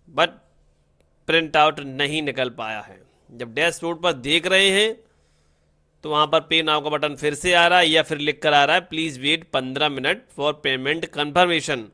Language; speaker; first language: Hindi; native; Hindi